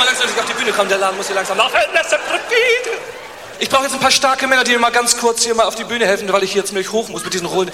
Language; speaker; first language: German; native; German